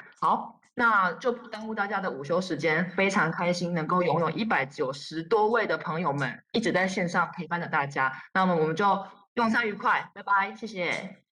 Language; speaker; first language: Chinese; native; Chinese